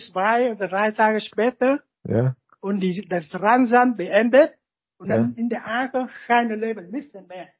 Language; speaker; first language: German; non-native, learner; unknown